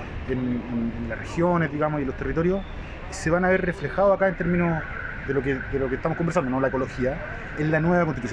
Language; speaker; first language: Spanish; native; Spanish